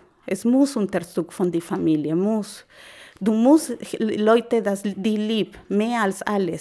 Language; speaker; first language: German; non-native, learner; Spanish